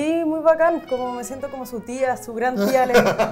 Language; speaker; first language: Spanish; native; Spanish